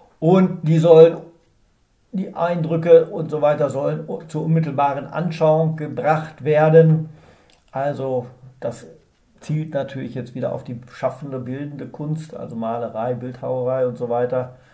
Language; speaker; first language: German; native; German